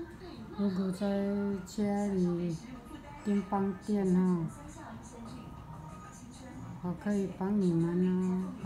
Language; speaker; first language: Chinese; non-native, fluent; Filipino